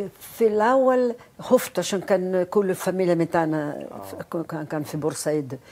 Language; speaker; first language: Arabic; non-native, local second language; Greek